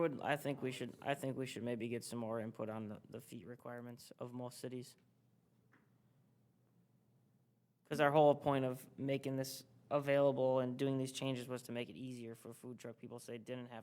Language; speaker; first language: English; native; English